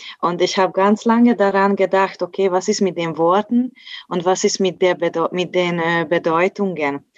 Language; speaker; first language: German; non-native, fluent; Hungarian